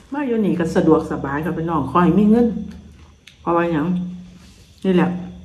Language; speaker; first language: Thai; native; Thai